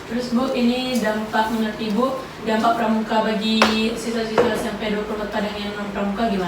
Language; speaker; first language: Indonesian; non-native, local second language; Minangkabau